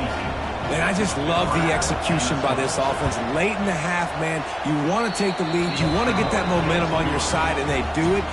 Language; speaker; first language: English; native; English